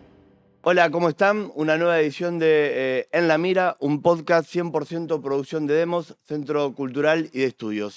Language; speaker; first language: Spanish; native; Spanish